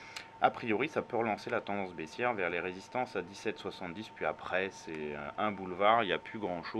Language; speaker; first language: French; native; French